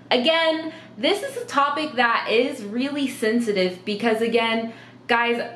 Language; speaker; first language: English; native; English